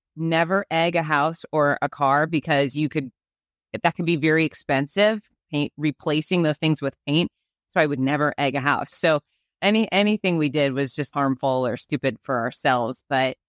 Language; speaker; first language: English; native; English